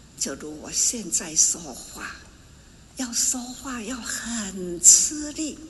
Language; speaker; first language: Chinese; non-native, local second language; Min Nan Chinese